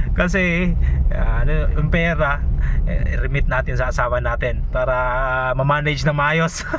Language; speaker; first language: Filipino; non-native, local second language; Cebuano